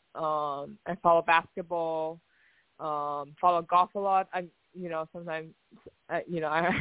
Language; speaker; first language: English; non-native, fluent; Chinese